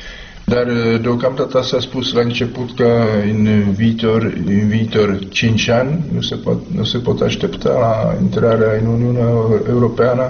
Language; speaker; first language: Romanian; non-native, fluent; Czech